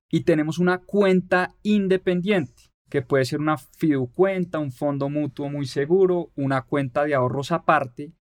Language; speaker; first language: Spanish; native; Spanish